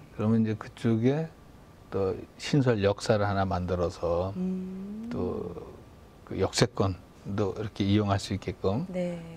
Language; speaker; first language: Korean; native; Korean